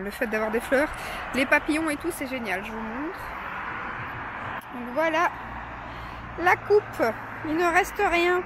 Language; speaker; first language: French; native; French